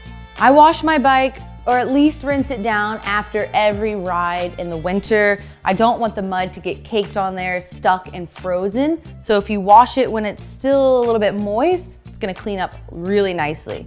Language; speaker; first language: English; native; English